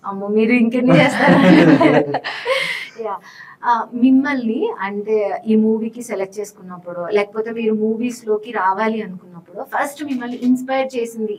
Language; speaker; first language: Telugu; native; Telugu